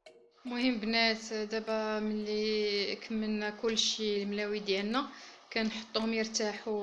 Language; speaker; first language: Arabic; native; Arabic